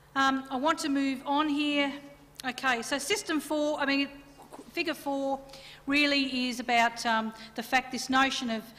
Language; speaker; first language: English; native; English